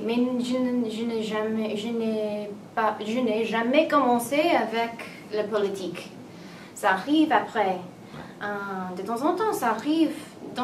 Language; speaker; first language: French; non-native, learner; English